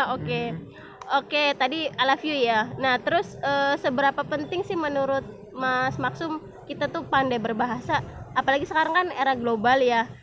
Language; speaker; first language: Indonesian; non-native, local second language; Javanese